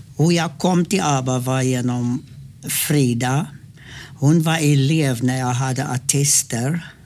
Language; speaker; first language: Swedish; non-native, fluent; English